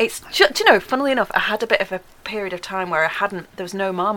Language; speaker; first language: English; native; English